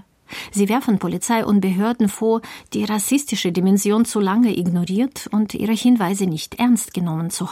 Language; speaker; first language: German; native; German